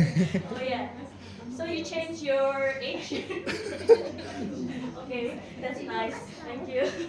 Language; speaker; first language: English; non-native, fluent; Indonesian